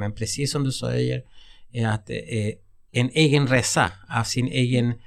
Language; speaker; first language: Swedish; non-native, fluent; Spanish